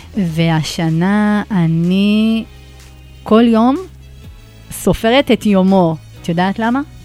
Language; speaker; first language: Hebrew; native; Hebrew